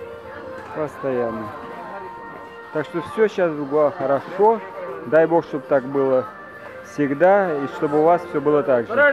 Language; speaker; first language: Russian; native; Russian